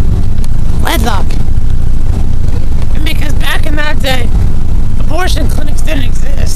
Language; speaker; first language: English; native; English